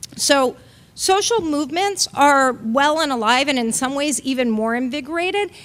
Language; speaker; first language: English; native; English